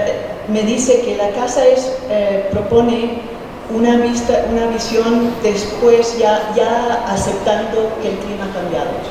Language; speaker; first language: Spanish; early bilingual, heritage; Spanish